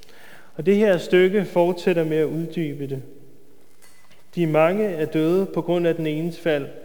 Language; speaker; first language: Danish; native; Danish